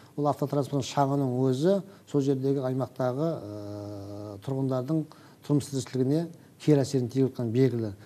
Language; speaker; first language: Kazakh; native; Kazakh